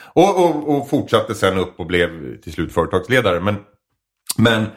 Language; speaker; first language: Swedish; native; Swedish